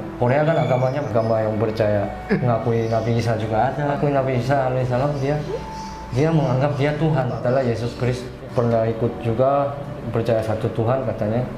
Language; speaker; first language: Indonesian; non-native, fluent; Korean